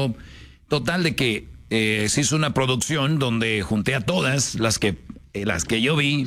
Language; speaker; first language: Spanish; native; Spanish